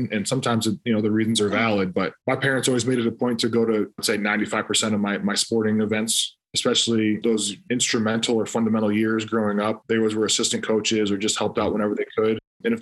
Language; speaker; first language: English; native; English